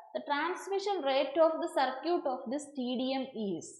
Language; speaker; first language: English; non-native, local second language; Malayalam